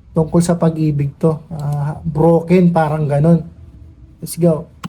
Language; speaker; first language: Filipino; non-native, local second language; Masbatenyo